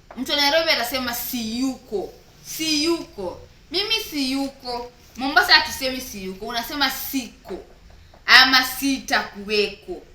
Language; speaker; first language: Swahili; native; Swahili